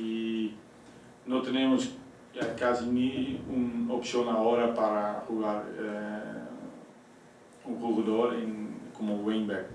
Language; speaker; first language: Spanish; non-native, fluent; Dutch